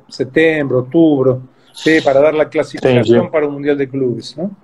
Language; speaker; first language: Portuguese; non-native, fluent; Spanish